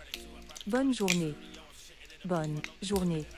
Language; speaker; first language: French; non-native, learner; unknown